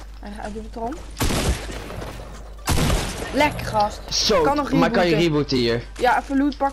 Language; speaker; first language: Dutch; native; Dutch